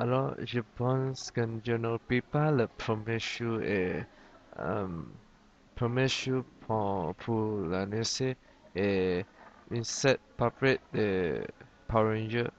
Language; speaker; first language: French; non-native, learner; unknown